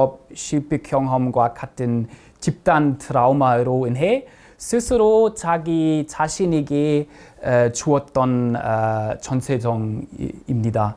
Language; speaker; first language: Korean; non-native, fluent; German